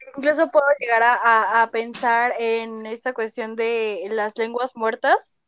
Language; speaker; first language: Spanish; native; Spanish